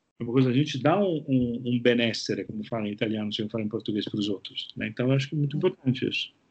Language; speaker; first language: Portuguese; non-native, fluent; Italian